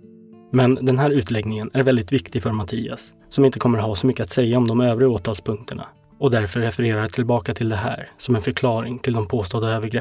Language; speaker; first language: Swedish; native; Swedish